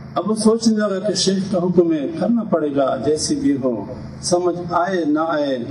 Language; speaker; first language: Urdu; non-native, local second language; Pashto